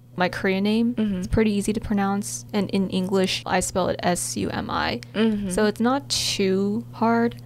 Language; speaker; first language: English; early bilingual, other home language; Korean